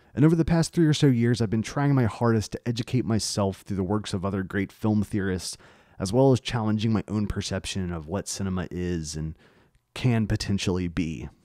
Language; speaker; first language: English; native; English